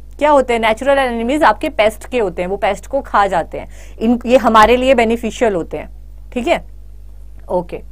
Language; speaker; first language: Hindi; native; Hindi